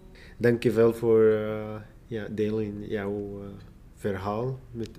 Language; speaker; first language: Dutch; non-native, learner; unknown